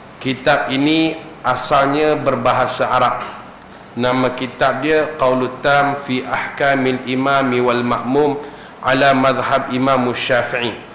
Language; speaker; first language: Malay; native; Malay